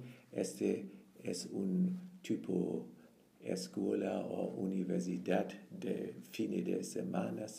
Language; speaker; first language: Spanish; non-native, fluent; German